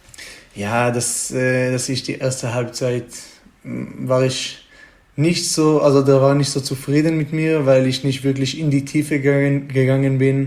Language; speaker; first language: German; non-native, fluent; Hebrew